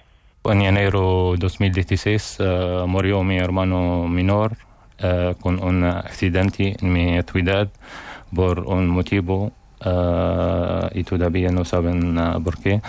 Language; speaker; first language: Spanish; non-native, learner; Arabic